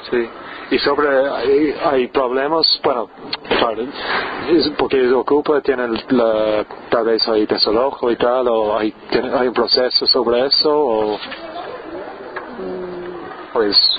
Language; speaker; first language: Spanish; non-native, learner; English